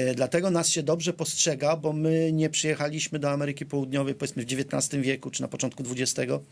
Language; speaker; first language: Polish; native; Polish